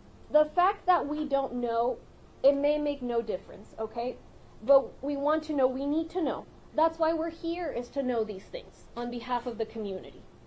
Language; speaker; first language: English; early bilingual, other home language; Spanish